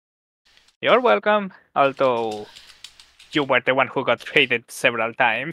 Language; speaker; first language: English; native; English